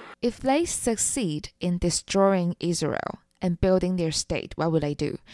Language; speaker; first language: English; non-native, fluent; Chinese